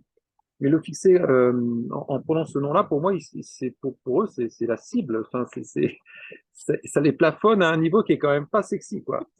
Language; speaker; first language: French; native; French